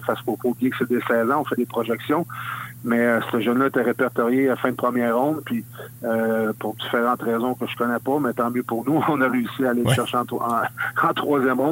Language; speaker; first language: French; native; French